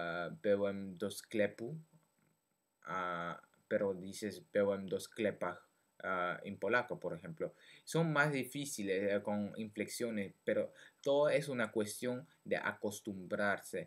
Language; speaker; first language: Spanish; non-native, fluent; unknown